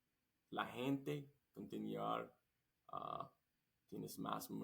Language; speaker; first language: Spanish; non-native, learner; English